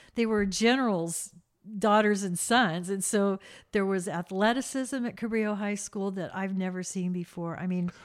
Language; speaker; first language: English; native; English